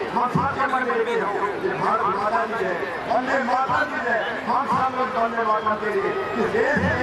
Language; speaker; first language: Hindi; native; Hindi